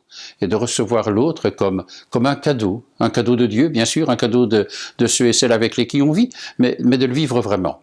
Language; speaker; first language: French; native; French